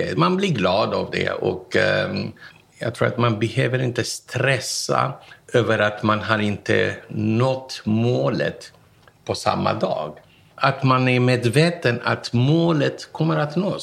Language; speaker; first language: Swedish; non-native, fluent; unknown